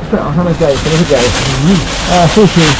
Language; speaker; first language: Spanish; non-native, fluent; Filipino